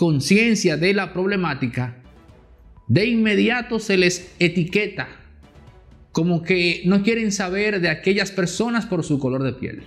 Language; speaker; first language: Spanish; native; Spanish